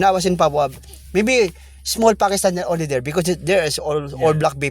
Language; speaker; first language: English; non-native, local second language; Filipino